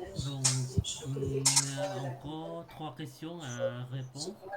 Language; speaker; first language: French; non-native, learner; Khmer